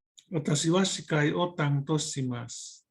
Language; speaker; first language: Japanese; non-native, fluent; Indonesian